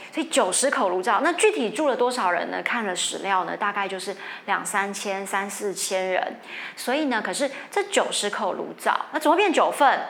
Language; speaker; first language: Chinese; native; Chinese